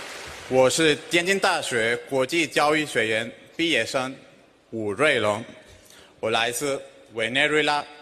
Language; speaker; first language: Chinese; non-native, fluent; Spanish